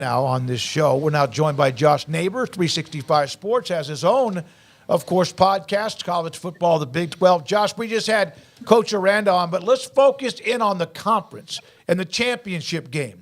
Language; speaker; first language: English; native; English